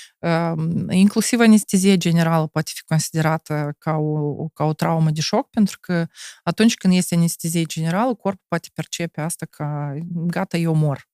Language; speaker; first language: Romanian; non-native, local second language; Russian